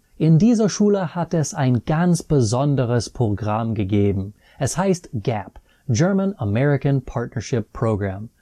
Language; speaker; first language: German; non-native, fluent; English